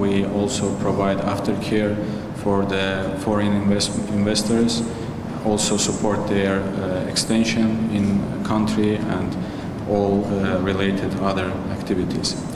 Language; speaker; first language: English; non-native, fluent; Azerbaijani